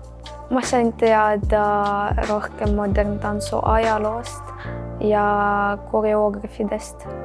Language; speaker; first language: Estonian; non-native, local second language; Russian